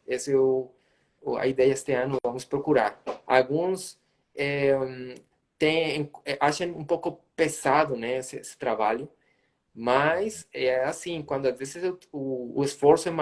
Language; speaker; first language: Portuguese; non-native, fluent; Spanish